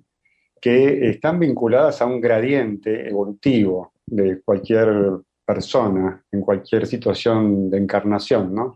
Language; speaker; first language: Spanish; native; Spanish